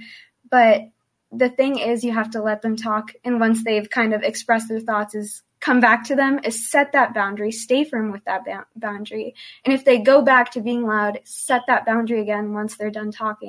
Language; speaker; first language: English; early bilingual, other home language; Spanish